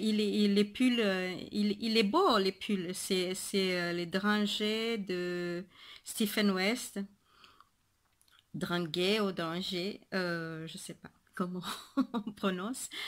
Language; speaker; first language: French; non-native, fluent; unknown